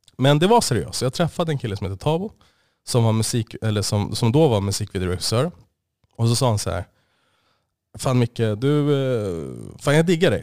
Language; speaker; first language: Swedish; native; Swedish